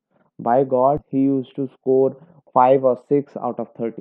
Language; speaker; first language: English; non-native, local second language; Hindi